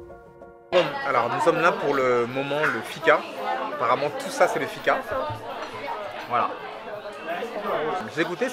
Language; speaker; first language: French; native; French